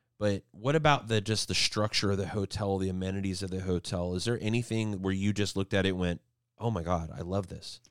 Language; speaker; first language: English; native; English